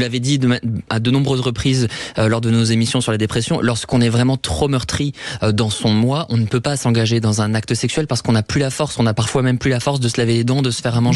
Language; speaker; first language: French; native; French